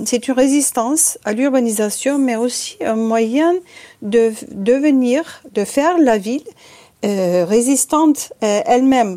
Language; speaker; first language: French; non-native, fluent; Turkish